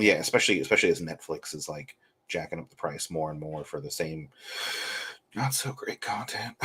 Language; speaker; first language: English; native; English